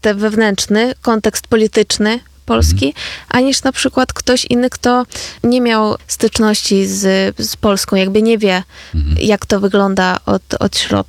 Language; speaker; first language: Polish; non-native, fluent; Ukrainian